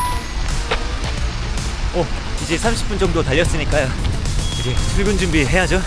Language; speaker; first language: Korean; native; Korean